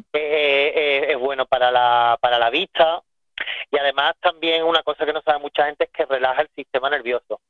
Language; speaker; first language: Spanish; native; Spanish